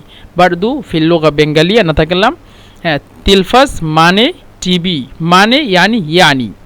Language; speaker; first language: Arabic; non-native, fluent; Bangla